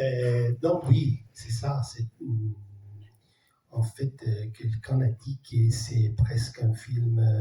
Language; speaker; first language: French; non-native, fluent; Italian